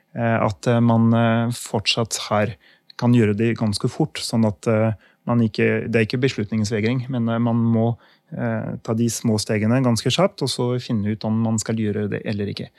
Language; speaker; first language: Norwegian; non-native, fluent; French